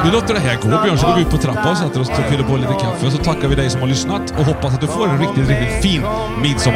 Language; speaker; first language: Swedish; native; Swedish